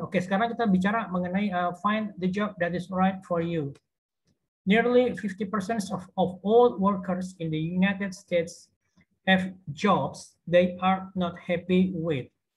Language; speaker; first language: English; non-native, fluent; Indonesian